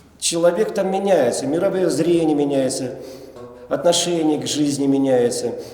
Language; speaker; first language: Russian; non-native, local second language; Chuvash